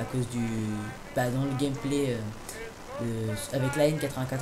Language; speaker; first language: French; native; French